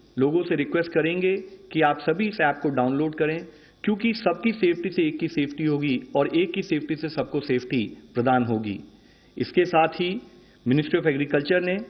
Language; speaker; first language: Hindi; native; Hindi